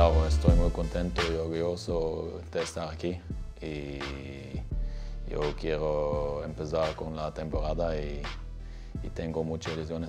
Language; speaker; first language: Spanish; non-native, learner; Turkish